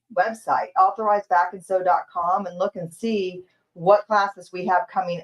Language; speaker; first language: English; native; English